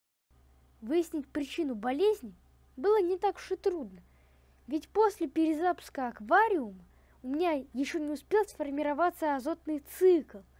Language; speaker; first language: Russian; native; Russian